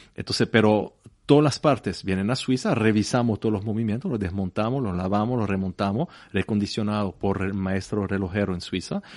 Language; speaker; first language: Spanish; non-native, fluent; French